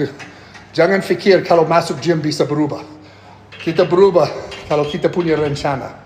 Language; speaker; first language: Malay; non-native, learner; English